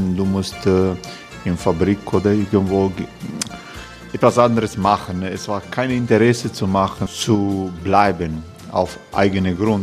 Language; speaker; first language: German; non-native, fluent; Croatian